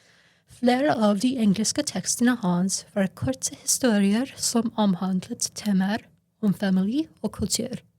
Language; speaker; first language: Norwegian; non-native, learner; English